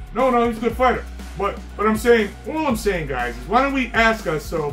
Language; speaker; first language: English; native; English